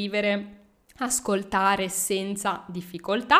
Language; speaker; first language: Italian; native; Italian